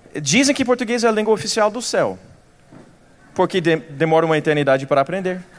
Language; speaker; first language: Portuguese; non-native, fluent; English